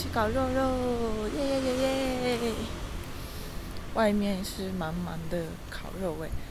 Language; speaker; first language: Chinese; early bilingual, heritage; Chinese